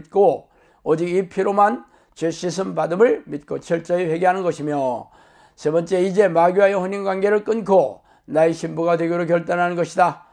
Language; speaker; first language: Korean; native; Korean